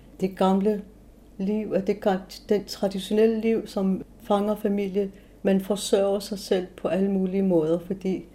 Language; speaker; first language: Danish; non-native, local second language; Kalaallisut